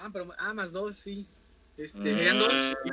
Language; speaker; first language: Spanish; native; Spanish